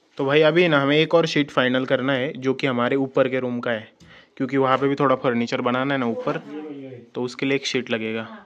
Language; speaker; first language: Hindi; non-native, local second language; Marathi